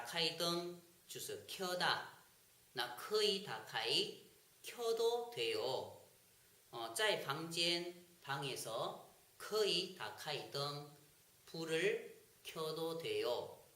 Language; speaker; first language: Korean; non-native, fluent; Chinese